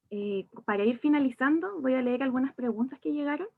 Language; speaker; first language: Spanish; native; Spanish